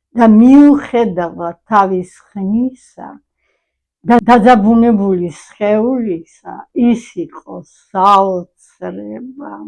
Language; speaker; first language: Georgian; non-native, local second language; Mingrelian